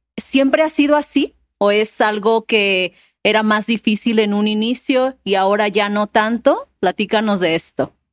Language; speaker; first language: Spanish; native; Spanish